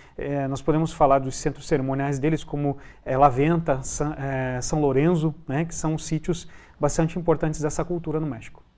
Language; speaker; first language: Portuguese; native; Portuguese